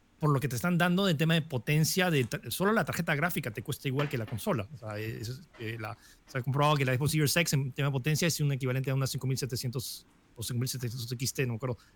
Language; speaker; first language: Spanish; early bilingual, other home language; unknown